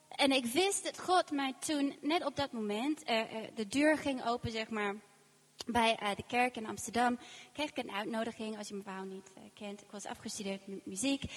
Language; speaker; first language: Dutch; non-native, fluent; English